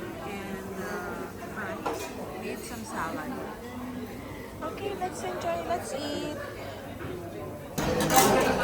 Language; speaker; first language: English; non-native, fluent; Filipino